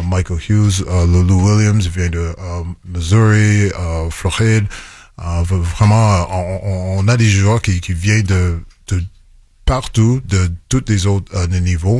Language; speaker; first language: French; non-native, local second language; English